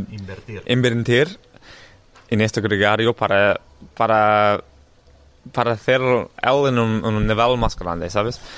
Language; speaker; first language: Spanish; non-native, learner; English